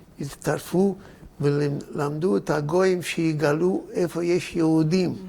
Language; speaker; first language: Hebrew; non-native, fluent; Yiddish